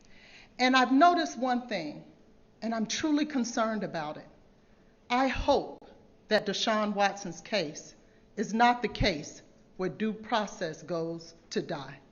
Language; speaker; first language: English; native; English